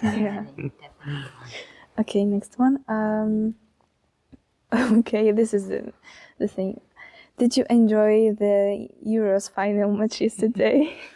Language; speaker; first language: English; non-native, learner; Polish